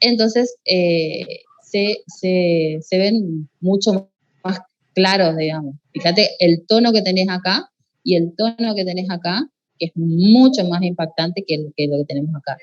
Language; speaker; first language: Spanish; native; Spanish